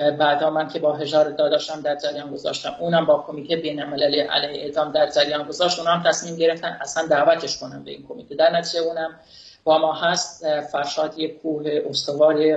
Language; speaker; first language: Persian; non-native, local second language; Kurdish